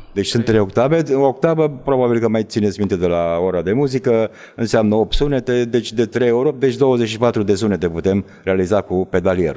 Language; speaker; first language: Romanian; native; Romanian